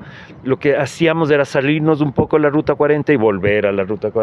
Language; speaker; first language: Spanish; native; Spanish